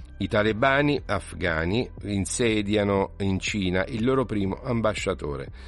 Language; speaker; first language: Italian; native; Italian